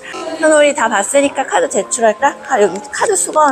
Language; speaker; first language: Korean; native; Korean